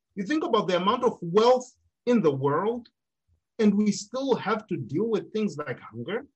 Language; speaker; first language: English; non-native, local second language; Shona